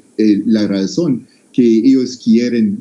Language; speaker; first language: Spanish; non-native, fluent; English